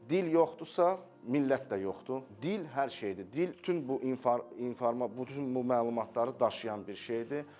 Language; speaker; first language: Azerbaijani; native; Azerbaijani